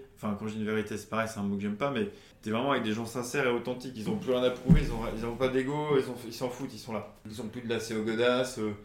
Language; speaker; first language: French; native; French